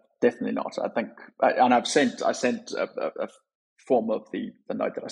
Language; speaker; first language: English; native; English